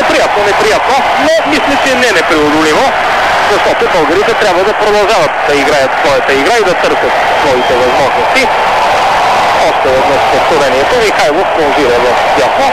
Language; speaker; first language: Bulgarian; native; Bulgarian